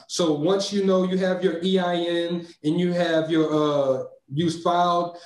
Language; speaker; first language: English; native; English